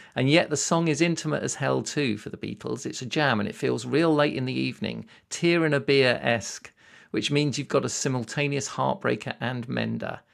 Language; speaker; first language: English; native; English